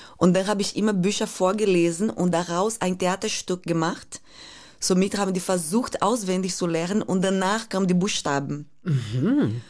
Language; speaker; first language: German; non-native, fluent; Portuguese